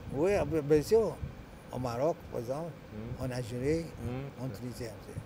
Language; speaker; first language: French; non-native, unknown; Malay